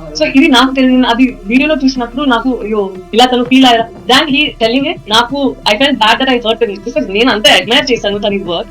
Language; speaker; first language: Telugu; non-native, fluent; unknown